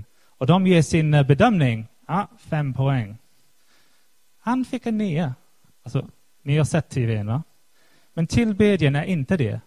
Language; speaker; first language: Swedish; non-native, fluent; English